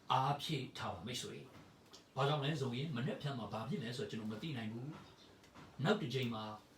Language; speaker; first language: Burmese; non-native, local second language; Tedim Chin